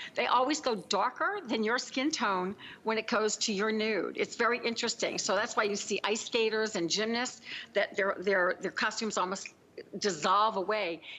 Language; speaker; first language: English; native; English